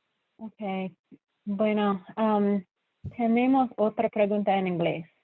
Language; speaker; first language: Spanish; non-native, fluent; English